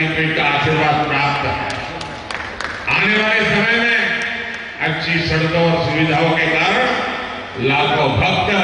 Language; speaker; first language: Hindi; non-native, local second language; Gujarati